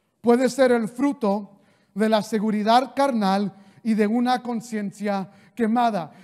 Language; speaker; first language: Spanish; early bilingual, heritage; Spanish